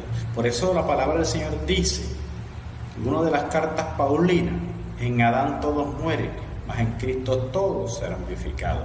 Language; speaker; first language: Spanish; native; Spanish